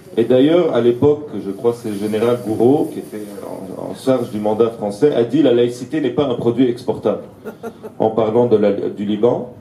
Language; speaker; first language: French; non-native, fluent; Arabic